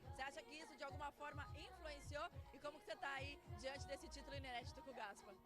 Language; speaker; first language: Portuguese; native; Portuguese